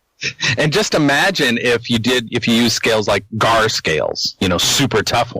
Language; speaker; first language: English; native; English